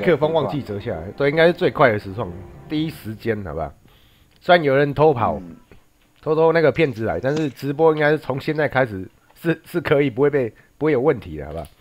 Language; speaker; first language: Chinese; native; Chinese